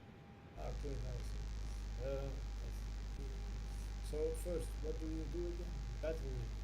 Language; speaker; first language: English; non-native, learner; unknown